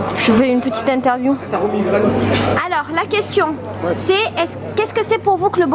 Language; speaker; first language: French; native; French